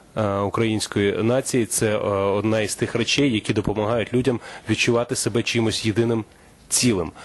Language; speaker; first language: Ukrainian; non-native, local second language; Russian